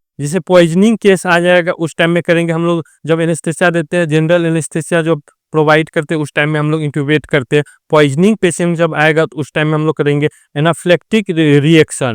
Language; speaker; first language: Hindi; native; Hindi